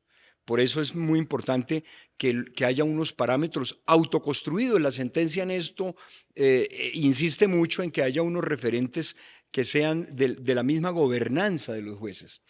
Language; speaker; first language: Spanish; native; Spanish